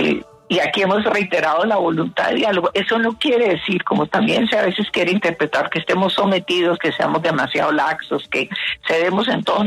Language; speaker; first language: Spanish; native; Spanish